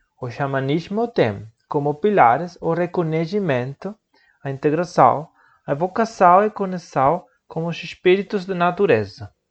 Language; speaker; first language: Portuguese; non-native, learner; Spanish